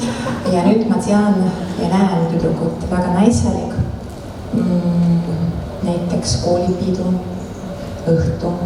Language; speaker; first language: Estonian; non-native, local second language; Russian